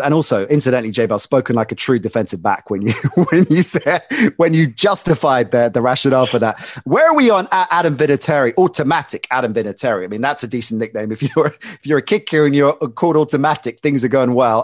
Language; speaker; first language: English; native; English